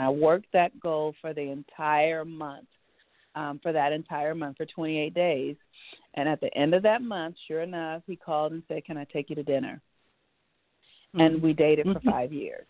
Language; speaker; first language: English; native; English